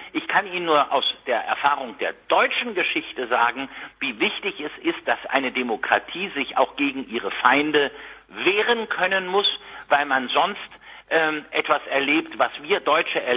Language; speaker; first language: German; native; German